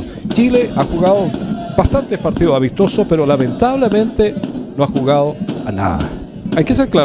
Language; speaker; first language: Spanish; native; Spanish